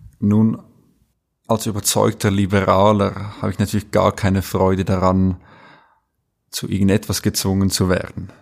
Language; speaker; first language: German; native; German